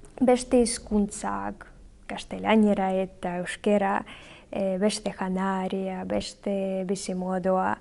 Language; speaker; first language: Basque; non-native, learner; Belarusian